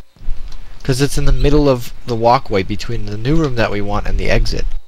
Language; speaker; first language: English; native; English